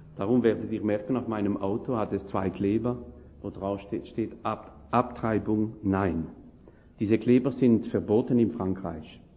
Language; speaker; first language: German; non-native, fluent; French